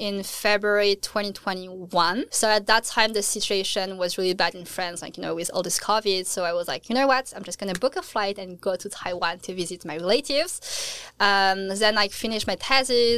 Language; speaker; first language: English; non-native, fluent; French